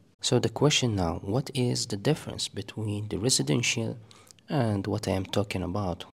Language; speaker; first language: English; non-native, fluent; Arabic